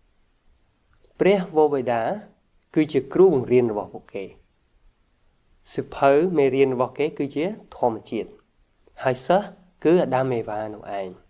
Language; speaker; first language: Khmer; native; Khmer